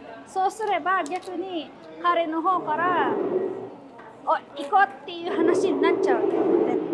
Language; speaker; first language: Japanese; non-native, fluent; Filipino